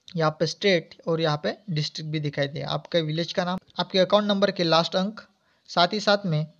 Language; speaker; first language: Hindi; non-native, local second language; Marathi